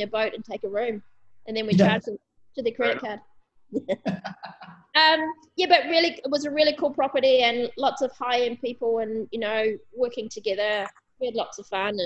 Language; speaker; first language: English; native; English